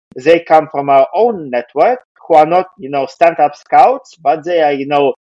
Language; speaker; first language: English; non-native, fluent; Russian